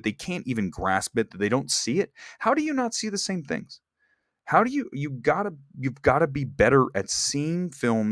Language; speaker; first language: English; native; English